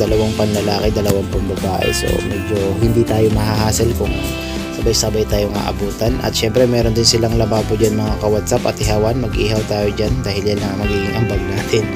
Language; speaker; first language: Filipino; non-native, local second language; Cebuano